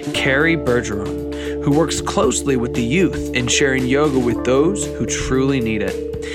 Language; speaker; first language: English; native; English